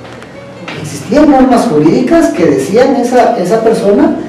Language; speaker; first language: Spanish; native; Spanish